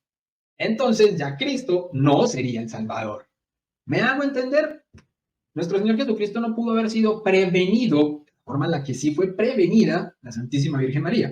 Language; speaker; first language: Spanish; native; Spanish